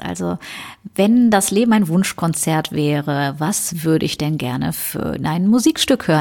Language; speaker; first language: German; native; German